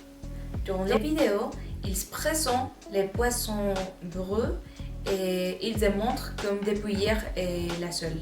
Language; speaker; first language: French; non-native, learner; Spanish